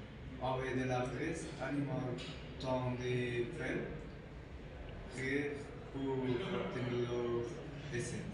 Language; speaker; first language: French; non-native, learner; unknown